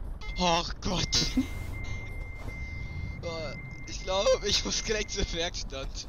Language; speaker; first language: German; native; German